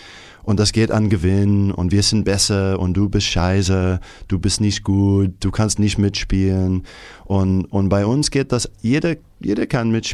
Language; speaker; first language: German; non-native, fluent; English